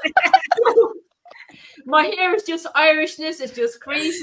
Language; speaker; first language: English; native; English